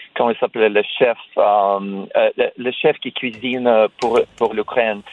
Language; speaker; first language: French; non-native, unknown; Russian